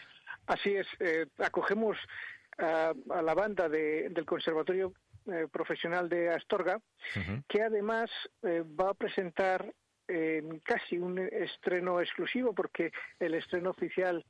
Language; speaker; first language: Spanish; native; Spanish